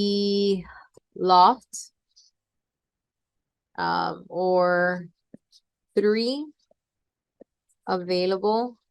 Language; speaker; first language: English; native; English